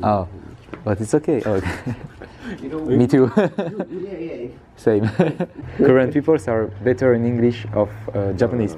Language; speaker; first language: English; non-native, learner; French